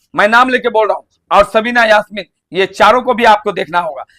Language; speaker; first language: Hindi; non-native, local second language; Bangla